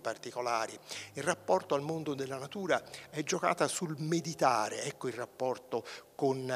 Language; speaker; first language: Italian; native; Italian